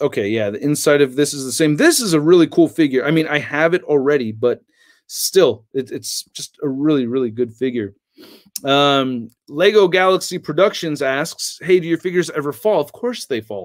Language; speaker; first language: English; native; English